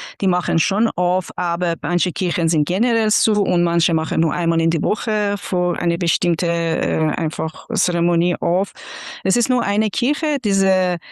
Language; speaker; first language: German; non-native, fluent; Persian